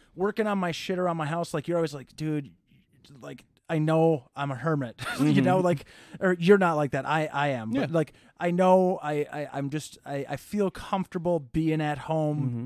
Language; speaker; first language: English; native; English